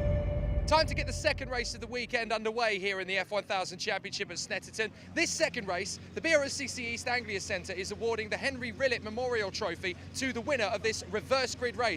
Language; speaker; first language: English; native; English